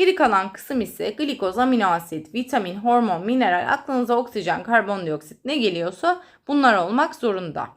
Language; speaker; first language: Turkish; native; Turkish